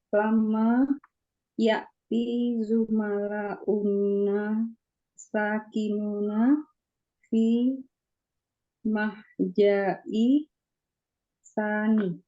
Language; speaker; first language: Arabic; non-native, learner; Indonesian